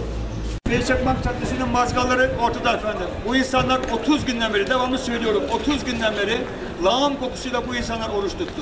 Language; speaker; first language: Turkish; native; Turkish